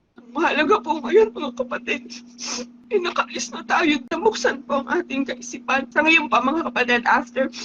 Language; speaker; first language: Filipino; native; Filipino